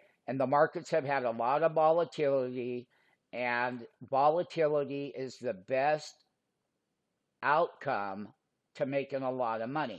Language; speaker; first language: English; native; English